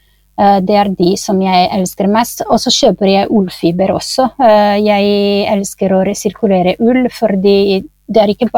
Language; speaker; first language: Norwegian; non-native, fluent; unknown